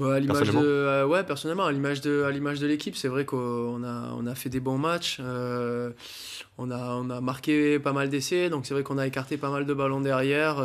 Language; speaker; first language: French; native; French